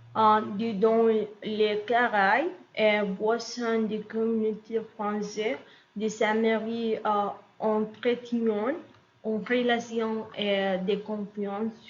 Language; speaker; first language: French; non-native, learner; Spanish